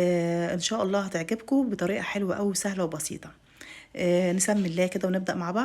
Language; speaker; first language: Arabic; native; Arabic